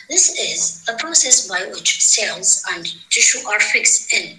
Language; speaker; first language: English; non-native, fluent; Arabic